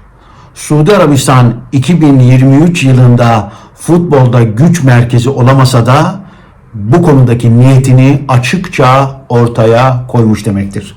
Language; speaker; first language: Turkish; native; Turkish